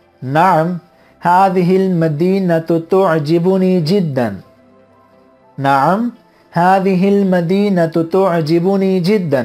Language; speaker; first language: Arabic; non-native, fluent; Urdu